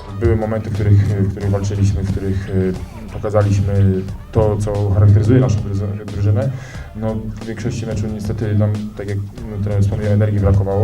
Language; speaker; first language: Polish; native; Polish